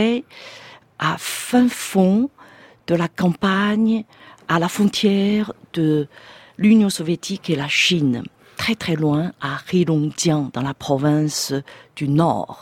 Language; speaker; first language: French; non-native, fluent; Chinese